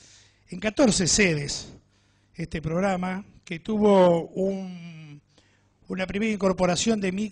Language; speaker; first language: Spanish; native; Spanish